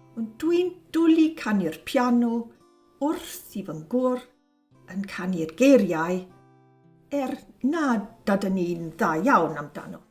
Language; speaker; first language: Welsh; non-native, fluent; German